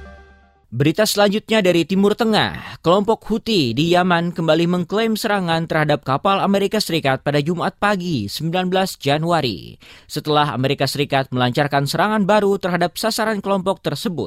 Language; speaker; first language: Indonesian; native; Indonesian